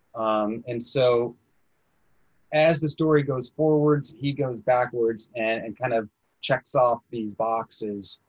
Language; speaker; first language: English; native; English